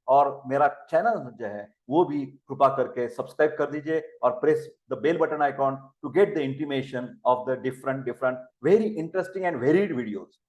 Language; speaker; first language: Hindi; non-native, local second language; Marathi